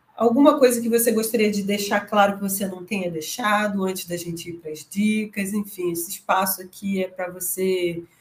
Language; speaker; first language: Portuguese; native; Portuguese